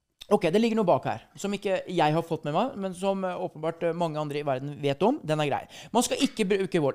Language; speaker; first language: Norwegian; native; Norwegian